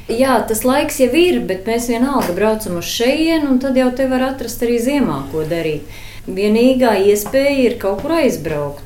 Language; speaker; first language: Latvian; native; Latvian